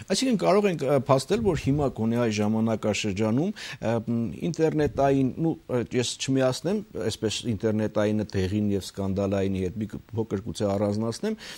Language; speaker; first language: Armenian; native; Armenian